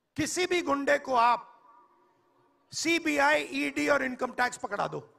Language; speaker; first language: Hindi; native; Hindi